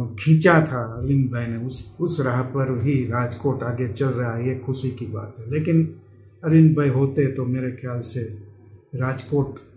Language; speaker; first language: Hindi; non-native, local second language; Gujarati